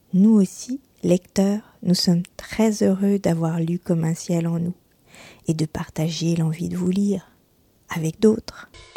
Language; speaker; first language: French; native; French